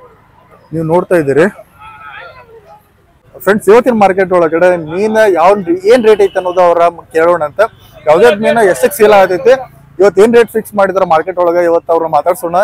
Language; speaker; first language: Kannada; native; Kannada